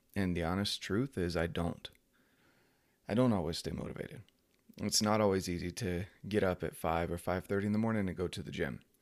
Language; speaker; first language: English; native; English